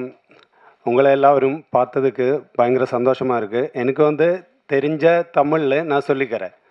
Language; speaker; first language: Tamil; non-native, learner; Malayalam